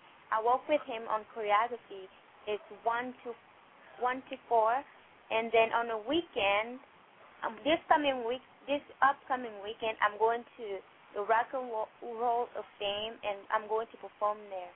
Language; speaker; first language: English; non-native, fluent; French